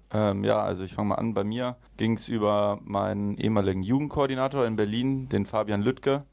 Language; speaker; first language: German; native; German